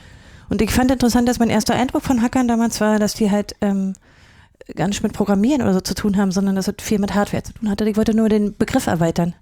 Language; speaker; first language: German; native; German